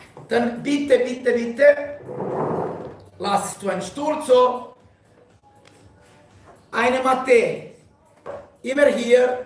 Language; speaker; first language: German; non-native, fluent; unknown